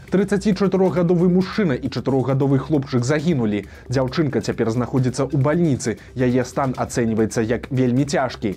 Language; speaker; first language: Belarusian; native; Belarusian